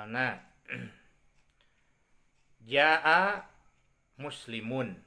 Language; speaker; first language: Arabic; non-native, fluent; Sundanese